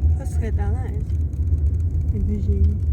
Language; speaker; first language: Russian; non-native, local second language; Chechen